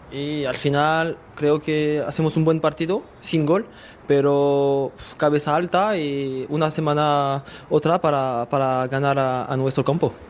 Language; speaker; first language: Spanish; non-native, learner; French